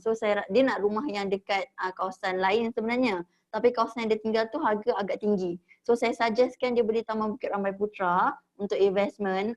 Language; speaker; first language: Malay; native; Malay